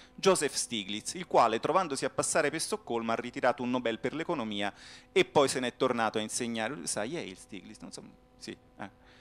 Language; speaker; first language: Italian; native; Italian